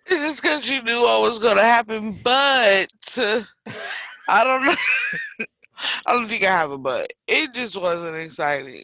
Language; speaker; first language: English; native; English